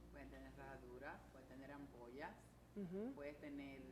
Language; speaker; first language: Spanish; native; Spanish